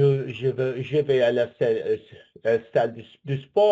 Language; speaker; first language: French; non-native, learner; English